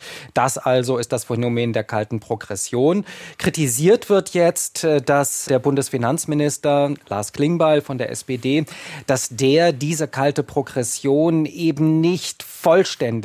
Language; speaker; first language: German; native; German